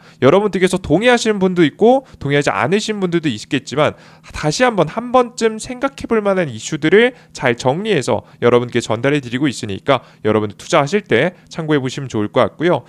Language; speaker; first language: Korean; native; Korean